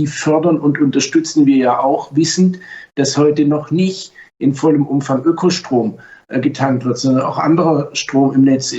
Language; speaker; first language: German; native; German